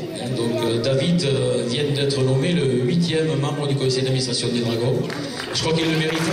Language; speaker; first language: French; native; French